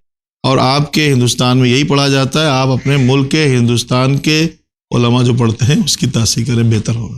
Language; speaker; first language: Urdu; native; Urdu